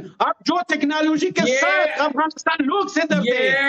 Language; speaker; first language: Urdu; non-native, learner; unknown